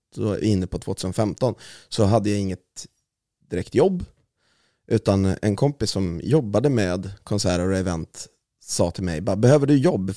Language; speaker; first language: Swedish; native; Swedish